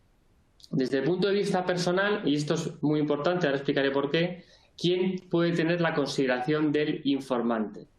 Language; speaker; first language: Spanish; native; Spanish